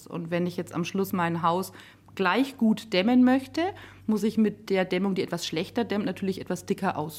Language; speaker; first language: German; native; German